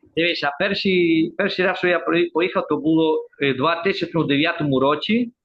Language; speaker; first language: Ukrainian; early bilingual, heritage; Ukrainian